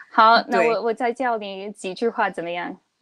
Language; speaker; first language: Chinese; non-native, fluent; English